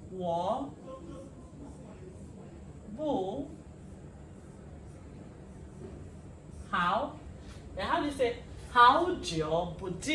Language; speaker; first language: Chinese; non-native, learner; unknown